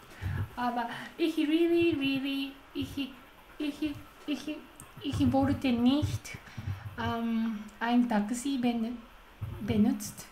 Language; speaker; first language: German; non-native, learner; Japanese